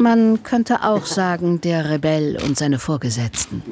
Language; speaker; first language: German; native; German